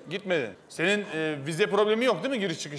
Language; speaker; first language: Turkish; native; Turkish